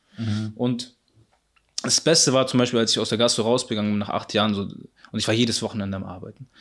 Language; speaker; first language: German; early bilingual, other home language; Arabic